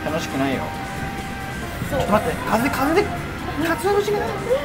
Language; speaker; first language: Japanese; native; Japanese